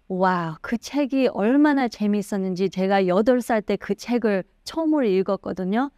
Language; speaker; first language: Korean; early bilingual, heritage; Korean